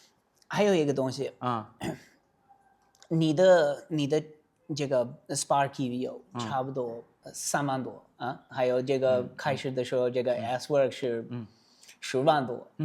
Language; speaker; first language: Chinese; non-native, learner; English